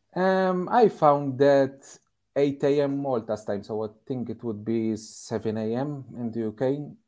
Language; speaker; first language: English; non-native, fluent; Maltese